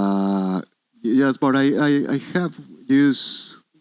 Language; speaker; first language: English; non-native, learner; Spanish